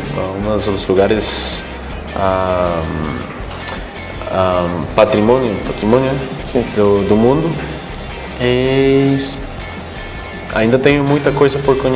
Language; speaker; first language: Portuguese; non-native, fluent; Spanish